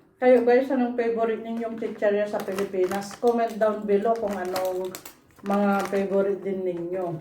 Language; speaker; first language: Filipino; non-native, local second language; Cebuano